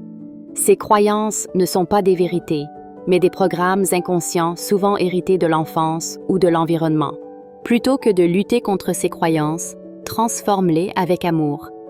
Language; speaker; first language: French; native; French